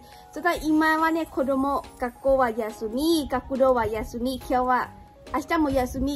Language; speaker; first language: Japanese; non-native, learner; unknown